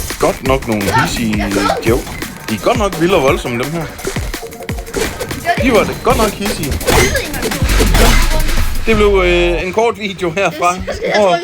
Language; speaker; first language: Danish; native; Danish